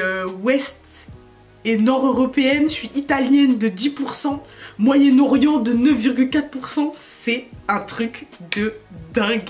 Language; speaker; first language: French; native; French